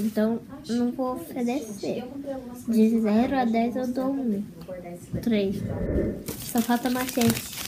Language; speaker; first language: Portuguese; early bilingual, heritage; Portuguese